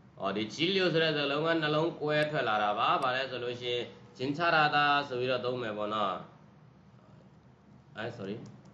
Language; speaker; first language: Burmese; native; Burmese